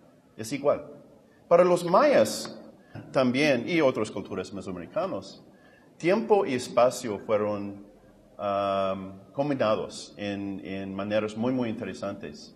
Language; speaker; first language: Spanish; non-native, fluent; English